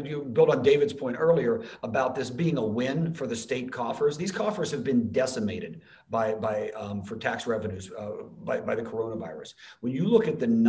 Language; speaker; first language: English; native; English